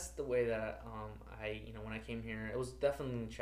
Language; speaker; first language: English; early bilingual, other home language; Spanish